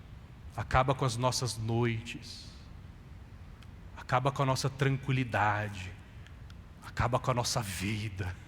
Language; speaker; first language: Portuguese; native; Portuguese